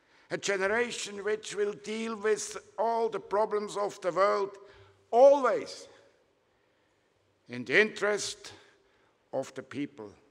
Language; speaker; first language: English; non-native, fluent; German